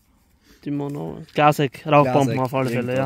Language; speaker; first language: German; native; German